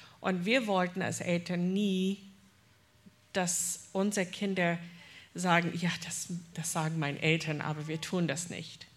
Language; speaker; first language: German; non-native, fluent; English